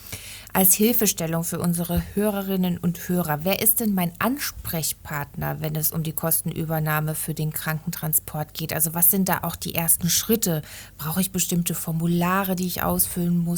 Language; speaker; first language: German; native; German